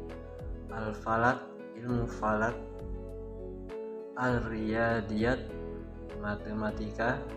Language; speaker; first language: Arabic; non-native, learner; Indonesian